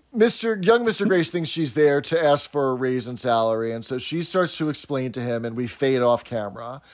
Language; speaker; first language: English; native; English